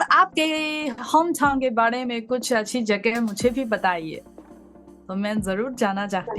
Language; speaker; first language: Hindi; non-native, fluent; Chinese